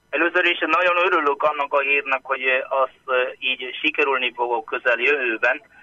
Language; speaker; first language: Hungarian; non-native, fluent; Malayalam